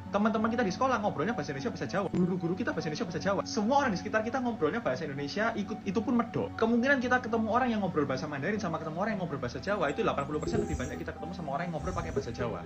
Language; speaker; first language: Indonesian; native; Indonesian